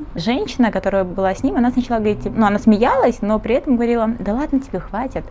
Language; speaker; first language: Russian; early bilingual, other home language; Portuguese